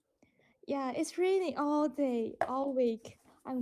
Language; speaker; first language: English; non-native, learner; Chinese